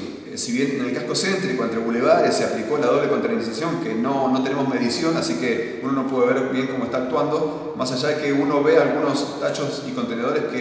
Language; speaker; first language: Spanish; native; Spanish